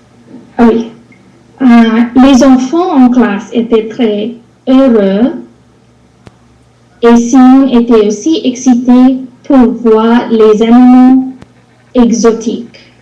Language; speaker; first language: French; non-native, learner; English